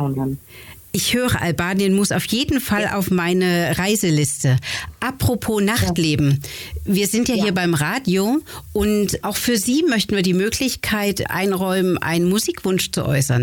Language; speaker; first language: German; native; German